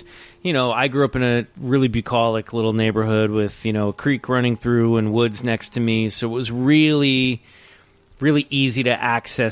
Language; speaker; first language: English; native; English